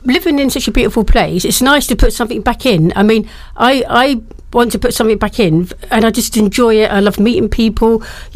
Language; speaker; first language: English; native; English